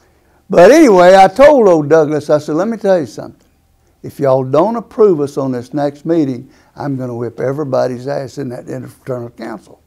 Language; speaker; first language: English; native; English